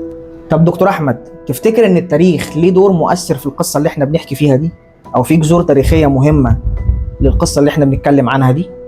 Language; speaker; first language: Arabic; native; Arabic